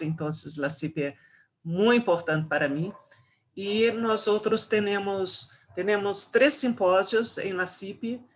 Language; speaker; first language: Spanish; non-native, fluent; Portuguese